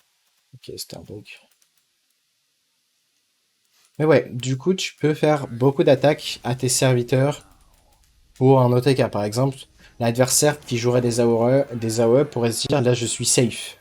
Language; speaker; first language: French; native; French